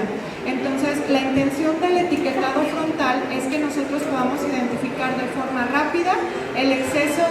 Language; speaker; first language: Spanish; native; Spanish